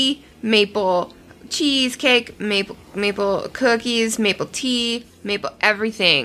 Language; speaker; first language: English; native; English